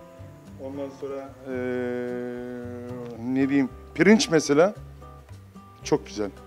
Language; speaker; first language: Turkish; non-native, learner; Arabic